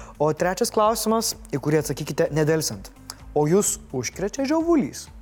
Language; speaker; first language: Lithuanian; native; Lithuanian